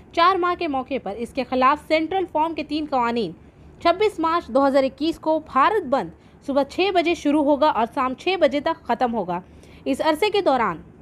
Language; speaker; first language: Urdu; native; Urdu